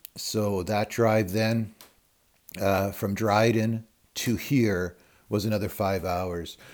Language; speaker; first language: English; native; English